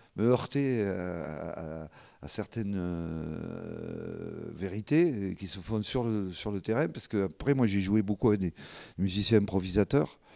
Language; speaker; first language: French; non-native, local second language; Occitan